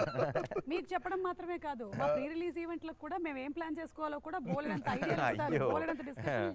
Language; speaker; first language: Telugu; native; Telugu